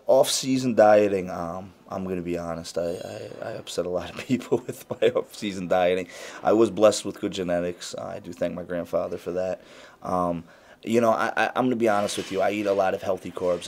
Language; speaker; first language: English; native; English